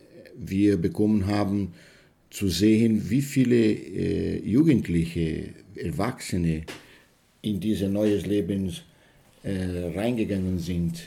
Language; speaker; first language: German; non-native, learner; Portuguese